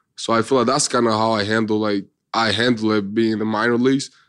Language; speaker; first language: English; early bilingual, other home language; Spanish